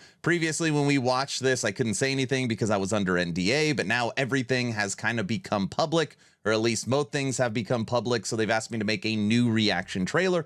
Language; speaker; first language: English; native; English